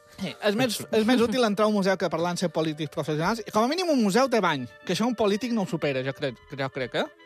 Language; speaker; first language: Catalan; native; Catalan